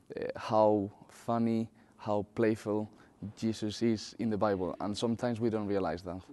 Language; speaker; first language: English; non-native, fluent; Spanish